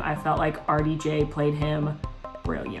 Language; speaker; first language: English; native; English